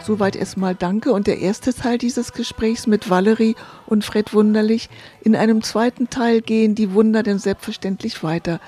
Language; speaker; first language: German; native; German